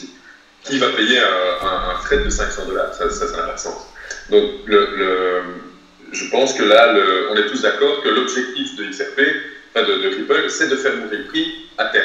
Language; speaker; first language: French; native; French